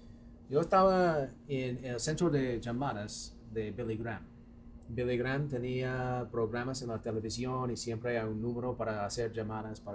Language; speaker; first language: Spanish; non-native, fluent; English